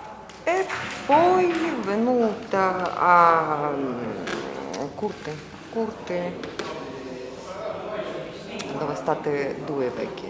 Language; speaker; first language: Italian; non-native, learner; Ukrainian